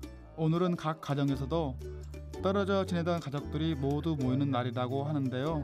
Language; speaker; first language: Korean; native; Korean